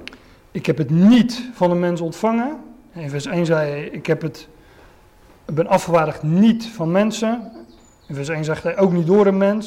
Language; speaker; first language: Dutch; native; Dutch